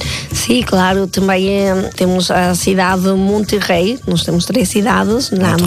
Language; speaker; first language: Portuguese; non-native, fluent; Spanish